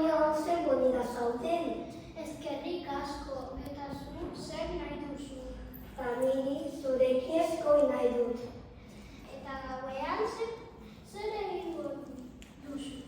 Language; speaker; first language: Basque; non-native, learner; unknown